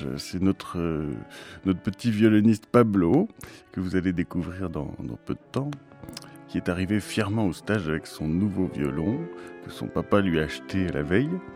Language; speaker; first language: French; native; French